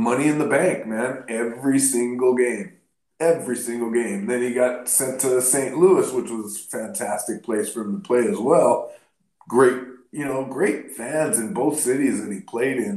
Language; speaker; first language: English; native; English